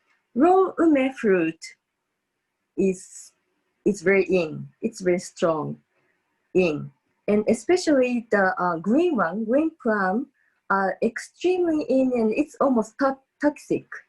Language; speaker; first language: English; non-native, fluent; Japanese